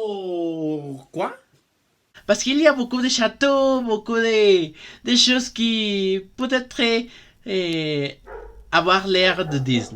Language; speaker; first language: French; non-native, learner; Spanish